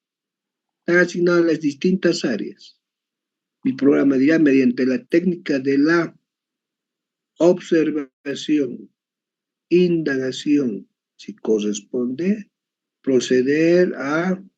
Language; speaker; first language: Spanish; native; Spanish